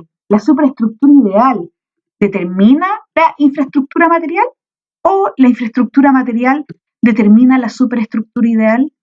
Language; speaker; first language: Spanish; native; Spanish